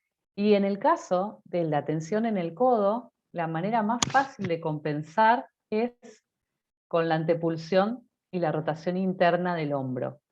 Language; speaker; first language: Spanish; native; Spanish